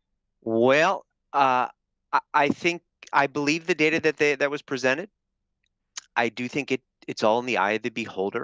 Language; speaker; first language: English; native; English